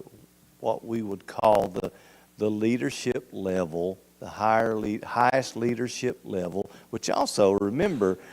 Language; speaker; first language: English; native; English